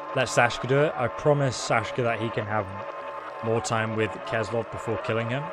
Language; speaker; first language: English; native; English